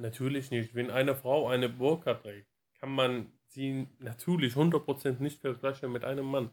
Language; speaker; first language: German; non-native, learner; Arabic